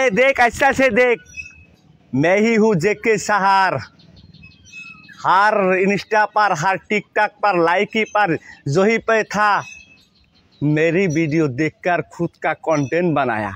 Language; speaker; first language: Hindi; non-native, local second language; Bangla